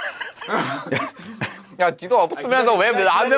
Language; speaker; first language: Korean; non-native, fluent; Chinese